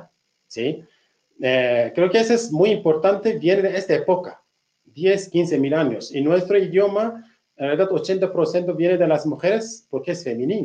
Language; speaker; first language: Spanish; non-native, fluent; Kurdish